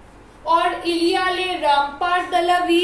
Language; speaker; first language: French; non-native, learner; Hindi